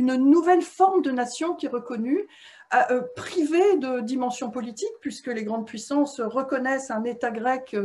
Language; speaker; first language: French; native; French